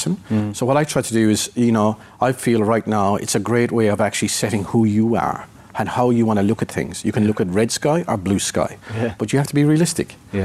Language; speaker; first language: English; native; English